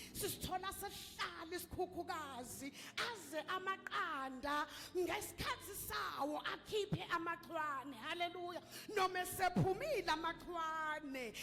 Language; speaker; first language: Zulu; native; Zulu